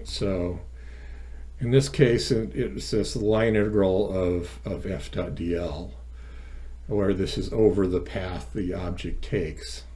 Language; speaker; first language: English; native; English